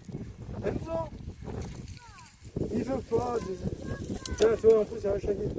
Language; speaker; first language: French; native; French